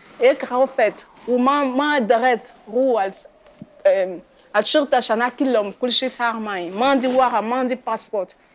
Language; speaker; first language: Arabic; non-native, learner; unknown